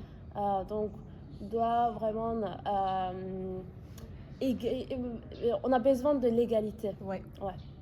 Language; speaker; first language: French; non-native, fluent; Azerbaijani